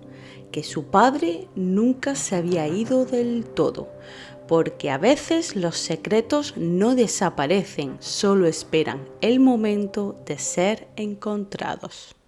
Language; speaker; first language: Spanish; native; Spanish